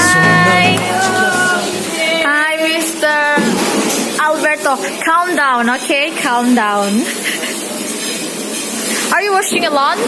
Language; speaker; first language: English; non-native, learner; Indonesian